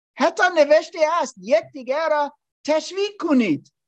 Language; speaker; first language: Persian; non-native, learner; English